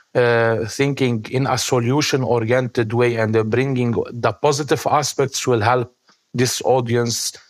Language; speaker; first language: English; non-native, fluent; Arabic